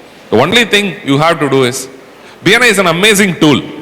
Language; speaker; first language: English; non-native, local second language; Tamil